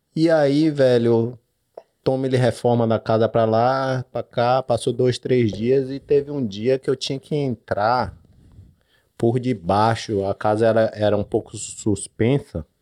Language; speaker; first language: Portuguese; native; Portuguese